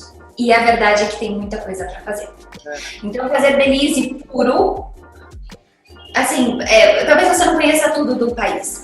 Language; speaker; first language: Portuguese; native; Portuguese